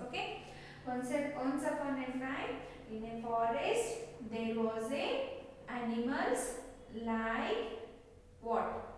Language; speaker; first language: English; non-native, local second language; Kannada